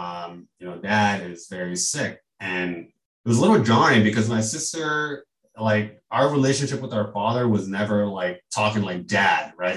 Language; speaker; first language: English; native; English